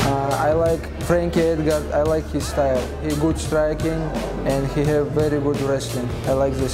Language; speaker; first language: English; non-native, learner; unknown